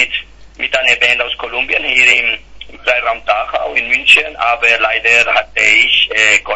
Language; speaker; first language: German; non-native, fluent; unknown